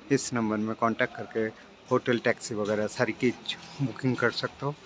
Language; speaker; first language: Hindi; non-native, local second language; Bangla